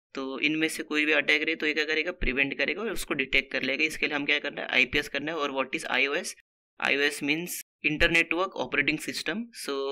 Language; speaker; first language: Hindi; non-native, local second language; Marathi